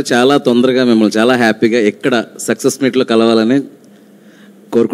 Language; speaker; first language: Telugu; native; Telugu